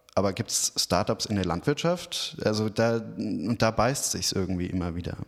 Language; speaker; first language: German; native; German